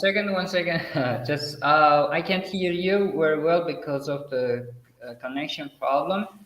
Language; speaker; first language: English; non-native, fluent; Uzbek